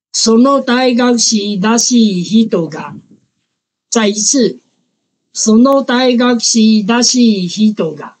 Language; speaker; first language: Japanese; non-native, fluent; Chinese